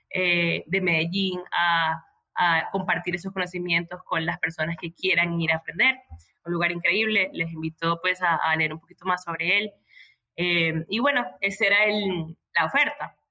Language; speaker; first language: Spanish; native; Spanish